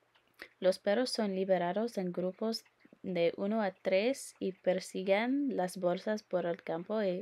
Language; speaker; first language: Spanish; non-native, learner; English